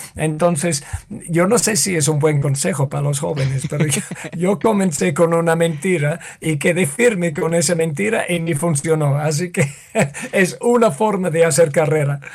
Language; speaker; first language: Spanish; non-native, fluent; English